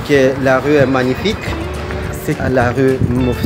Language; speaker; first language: French; non-native, fluent; Russian